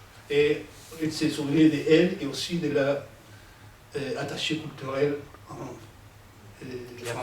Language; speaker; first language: French; non-native, fluent; Spanish